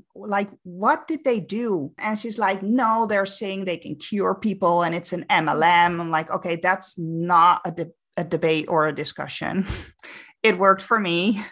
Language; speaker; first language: English; non-native, fluent; Dutch